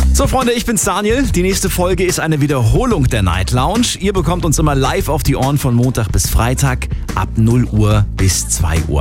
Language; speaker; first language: German; native; German